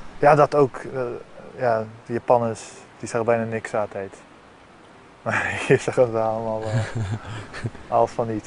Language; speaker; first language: Dutch; early bilingual, heritage; Dutch